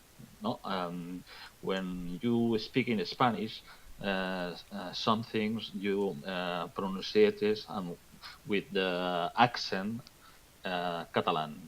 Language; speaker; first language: English; non-native, learner; Catalan